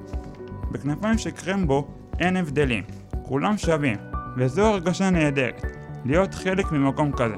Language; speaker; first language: Hebrew; native; Hebrew